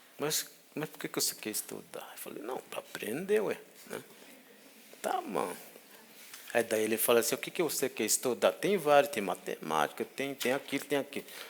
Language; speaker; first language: Portuguese; non-native, local second language; Guarani